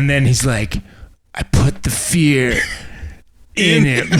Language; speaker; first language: English; native; English